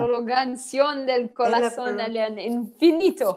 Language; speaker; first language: Spanish; non-native, learner; French